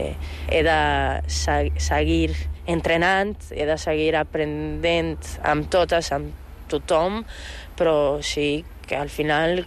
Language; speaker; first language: Catalan; non-native, fluent; Portuguese